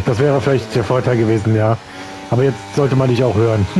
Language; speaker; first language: German; native; German